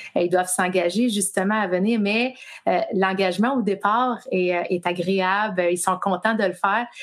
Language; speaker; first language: French; native; French